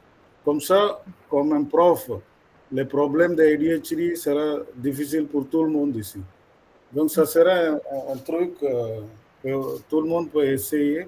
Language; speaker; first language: French; non-native, fluent; Malayalam